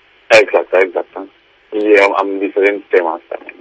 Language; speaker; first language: Catalan; non-native, fluent; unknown